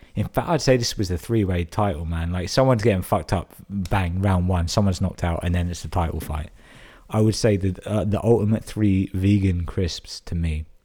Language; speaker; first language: English; native; English